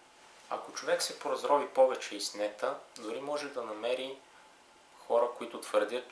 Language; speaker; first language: Bulgarian; native; Bulgarian